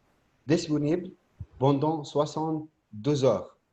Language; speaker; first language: French; non-native, fluent; Arabic